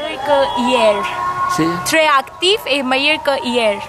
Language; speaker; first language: French; non-native, learner; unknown